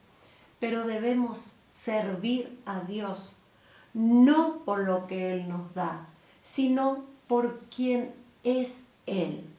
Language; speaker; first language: Spanish; native; Spanish